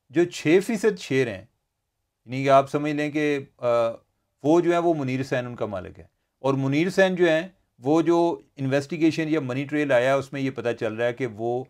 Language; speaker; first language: Urdu; non-native, local second language; Punjabi